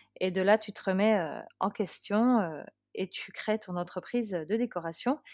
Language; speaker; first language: French; native; French